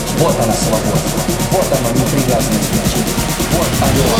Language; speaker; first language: Russian; native; Russian